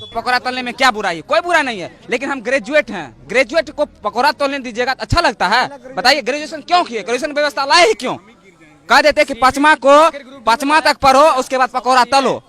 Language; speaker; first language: Hindi; native; Hindi